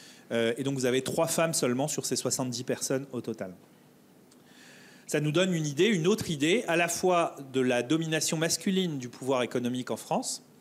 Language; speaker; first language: French; native; French